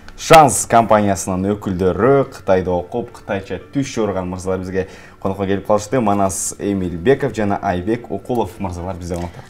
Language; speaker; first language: Kyrgyz; native; Kyrgyz